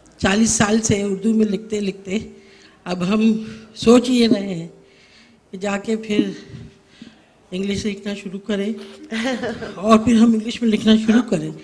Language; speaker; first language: Urdu; native; Urdu